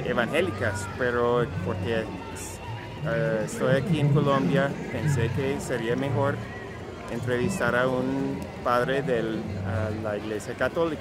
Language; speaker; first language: Spanish; non-native, fluent; English